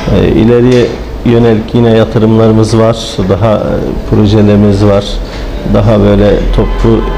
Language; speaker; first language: Turkish; native; Turkish